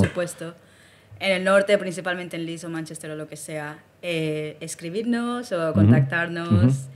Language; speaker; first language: Spanish; early bilingual, heritage; Spanish